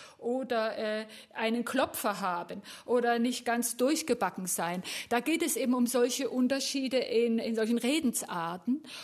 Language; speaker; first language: German; native; German